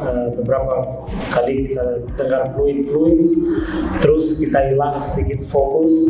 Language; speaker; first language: Indonesian; non-native, fluent; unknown